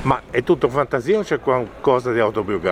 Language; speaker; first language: Italian; native; Italian